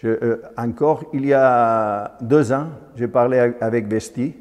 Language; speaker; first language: French; non-native, fluent; Spanish